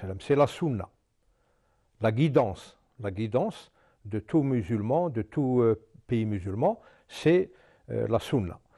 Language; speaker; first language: French; non-native, local second language; Arabic